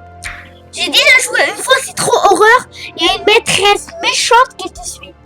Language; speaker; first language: French; native; French